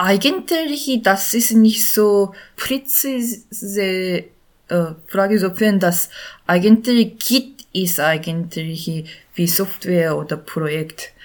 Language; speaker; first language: German; non-native, learner; Korean